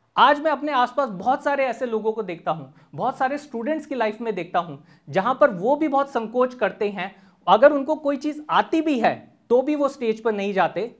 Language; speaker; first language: Hindi; native; Hindi